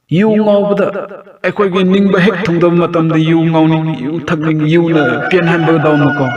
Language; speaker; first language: Manipuri; non-native, local second language; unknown